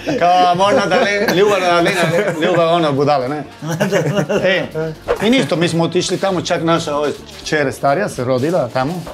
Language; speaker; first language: Croatian; non-native, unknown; Spanish